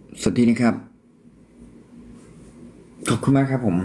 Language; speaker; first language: Thai; native; Thai